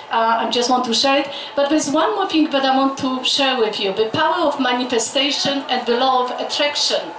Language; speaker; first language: English; non-native, fluent; Polish